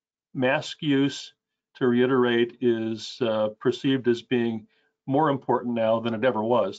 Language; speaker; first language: English; native; English